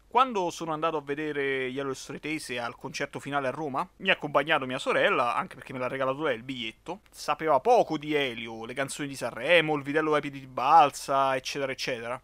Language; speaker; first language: Italian; native; Italian